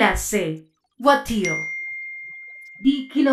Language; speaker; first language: French; non-native, fluent; Spanish